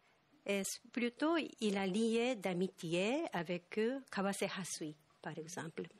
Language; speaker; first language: French; non-native, fluent; Japanese